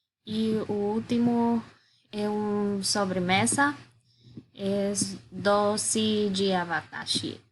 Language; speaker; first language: Portuguese; non-native, learner; Spanish